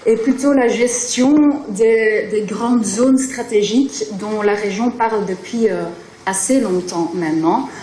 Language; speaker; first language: French; non-native, local second language; Dutch